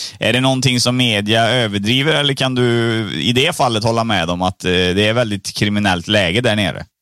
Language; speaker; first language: Swedish; early bilingual, other home language; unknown